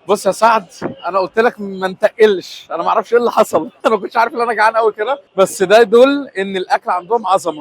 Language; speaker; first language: Arabic; native; Arabic